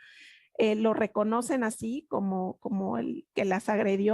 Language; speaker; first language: Spanish; native; Spanish